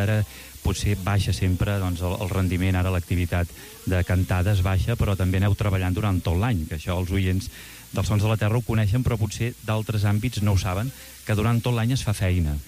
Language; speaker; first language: Catalan; native; Catalan